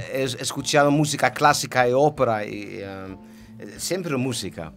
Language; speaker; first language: Spanish; non-native, learner; Dutch